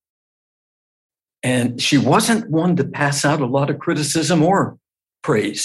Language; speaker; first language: English; native; English